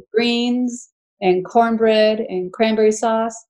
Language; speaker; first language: English; early bilingual, other home language; Spanish